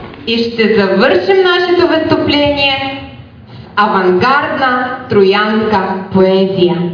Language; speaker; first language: Bulgarian; early bilingual, heritage; Bulgarian